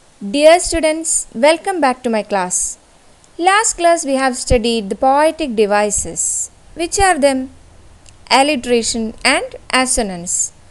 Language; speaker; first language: English; non-native, local second language; Malayalam